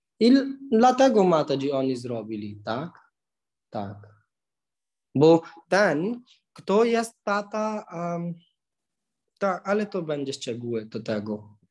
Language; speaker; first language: Polish; non-native, learner; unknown